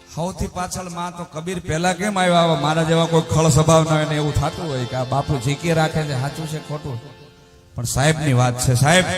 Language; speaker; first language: Gujarati; non-native, local second language; Rajasthani